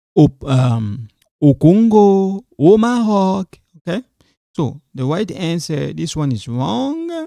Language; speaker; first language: English; non-native, fluent; Lingala